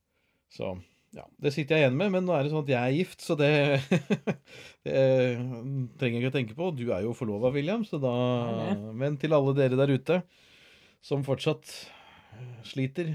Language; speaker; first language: Norwegian; native; Norwegian